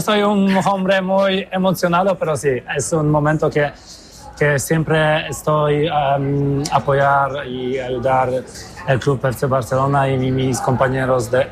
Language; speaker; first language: Spanish; non-native, learner; Polish